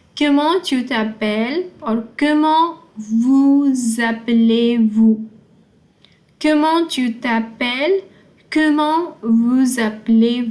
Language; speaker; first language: French; non-native, fluent; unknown